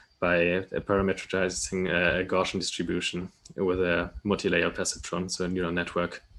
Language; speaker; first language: English; non-native, fluent; German